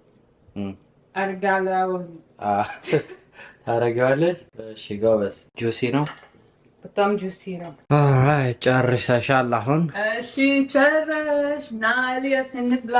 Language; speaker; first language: Amharic; non-native, learner; Arabic